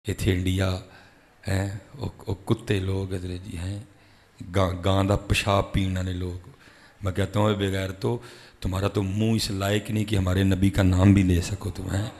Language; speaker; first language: Urdu; non-native, local second language; Punjabi